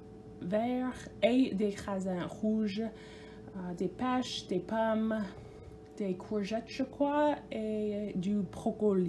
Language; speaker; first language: French; non-native, fluent; English